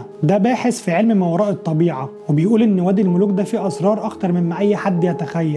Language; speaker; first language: Arabic; native; Arabic